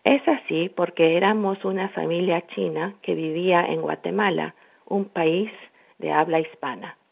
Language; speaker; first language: Spanish; non-native, local second language; Chinese